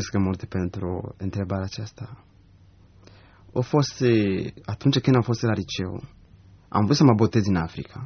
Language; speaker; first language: Romanian; non-native, learner; Rundi